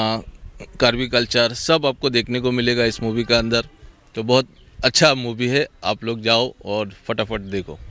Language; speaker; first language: Hindi; non-native, local second language; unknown